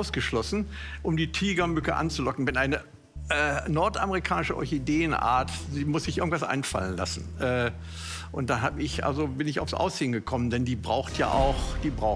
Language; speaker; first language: German; native; German